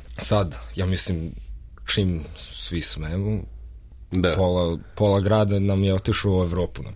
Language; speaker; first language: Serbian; early bilingual, heritage; Serbian